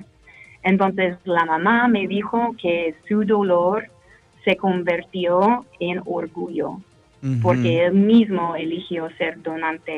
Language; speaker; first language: Spanish; non-native, fluent; English